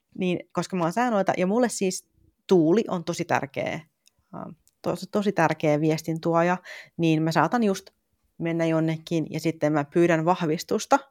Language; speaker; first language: Finnish; native; Finnish